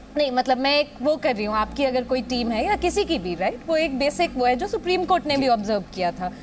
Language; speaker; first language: Hindi; native; Hindi